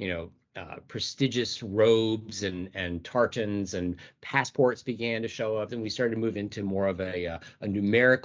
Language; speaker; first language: English; native; English